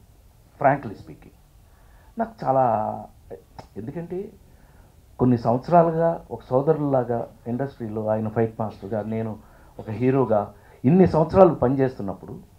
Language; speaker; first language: Telugu; native; Telugu